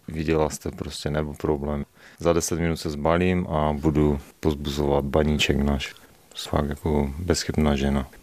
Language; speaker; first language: Czech; native; Czech